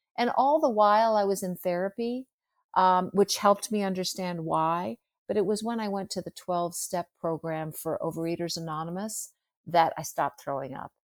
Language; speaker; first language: English; native; English